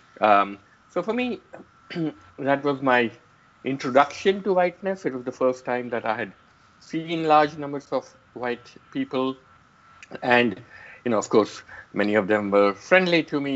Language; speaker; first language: English; non-native, local second language; Gujarati